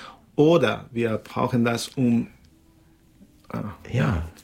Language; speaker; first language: German; non-native, fluent; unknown